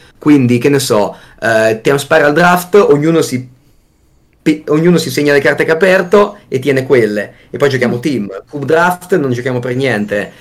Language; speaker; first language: Italian; native; Italian